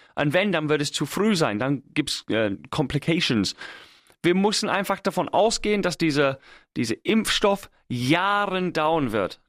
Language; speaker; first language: German; non-native, fluent; English